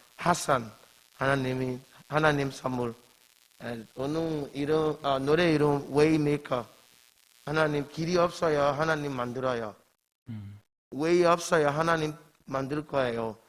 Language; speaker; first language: Korean; non-native, learner; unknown